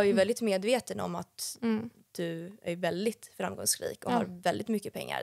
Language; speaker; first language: Swedish; native; Swedish